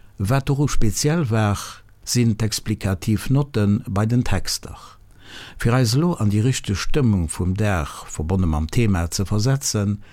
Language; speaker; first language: Luxembourgish; native; Luxembourgish